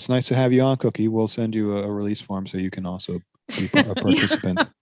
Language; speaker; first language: English; native; English